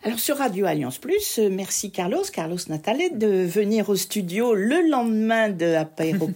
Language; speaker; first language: French; native; French